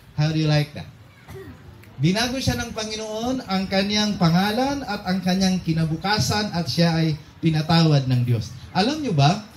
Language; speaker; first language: Filipino; non-native, local second language; Cebuano